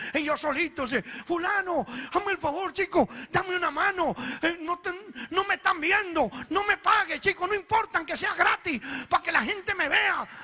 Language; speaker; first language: Spanish; early bilingual, other home language; Italian